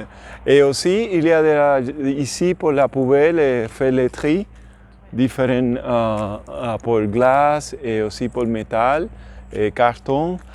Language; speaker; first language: French; non-native, fluent; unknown